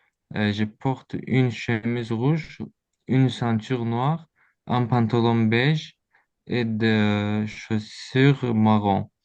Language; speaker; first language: French; non-native, learner; Azerbaijani